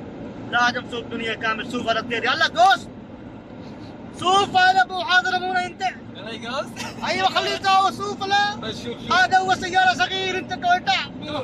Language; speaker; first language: Arabic; non-native, learner; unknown